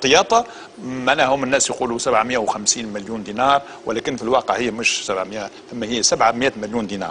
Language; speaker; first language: Arabic; native; Arabic